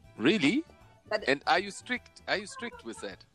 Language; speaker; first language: English; non-native, fluent; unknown